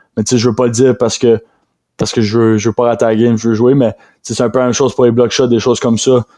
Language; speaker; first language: French; native; French